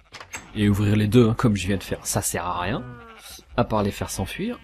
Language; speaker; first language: French; native; French